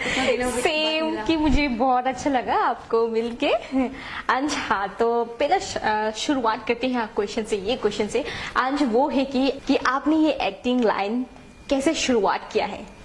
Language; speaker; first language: Hindi; non-native, local second language; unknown